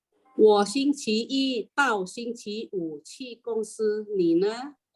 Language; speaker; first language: Chinese; non-native, learner; Indonesian